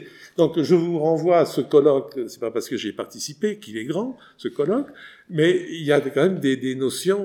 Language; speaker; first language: French; native; French